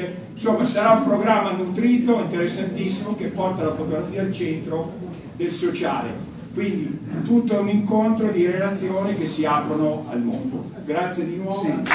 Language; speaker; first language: Italian; native; Italian